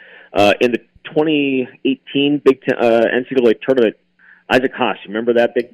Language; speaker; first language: English; native; English